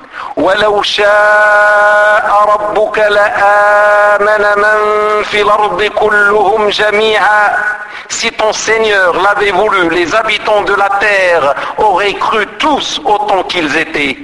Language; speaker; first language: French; non-native, local second language; Arabic